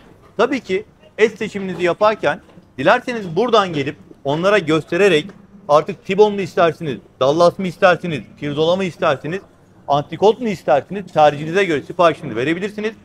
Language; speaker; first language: Turkish; native; Turkish